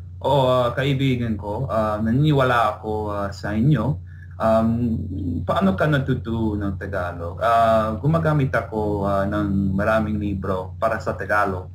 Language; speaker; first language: Filipino; non-native, learner; English